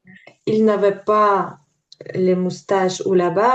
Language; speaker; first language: French; non-native, learner; Ukrainian